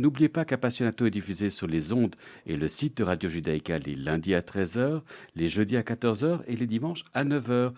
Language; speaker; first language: French; native; French